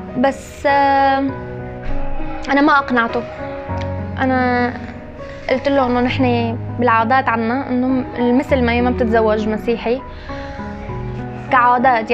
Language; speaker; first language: Arabic; native; Arabic